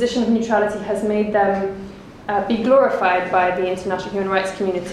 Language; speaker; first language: English; native; English